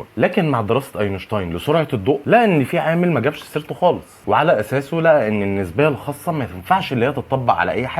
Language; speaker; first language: Arabic; native; Arabic